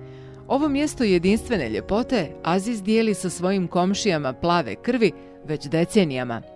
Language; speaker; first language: Bosnian; native; Bosnian